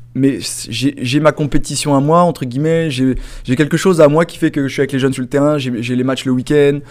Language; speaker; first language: French; native; French